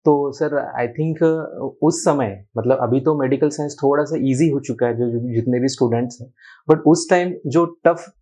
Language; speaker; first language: Hindi; non-native, local second language; Marathi